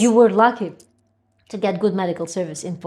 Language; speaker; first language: English; non-native, fluent; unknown